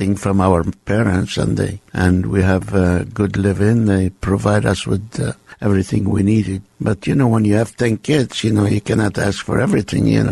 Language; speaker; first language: English; non-native, fluent; Arabic